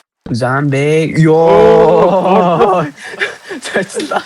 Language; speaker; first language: English; non-native, learner; Mongolian